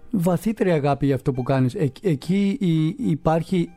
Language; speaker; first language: Greek; non-native, fluent; English